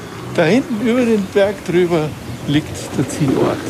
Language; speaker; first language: German; native; German